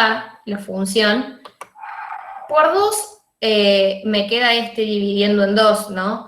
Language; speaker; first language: Spanish; native; Spanish